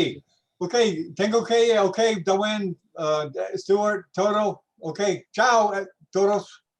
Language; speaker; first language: Spanish; non-native, learner; English